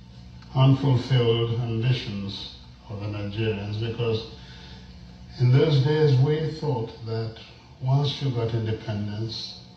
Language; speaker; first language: English; non-native, local second language; Igbo